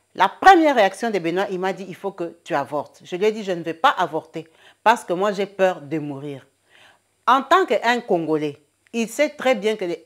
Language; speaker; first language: French; non-native, local second language; Lingala